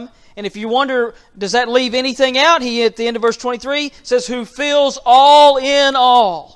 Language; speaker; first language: English; native; English